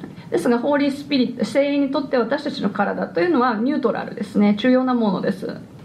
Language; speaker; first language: Japanese; native; Japanese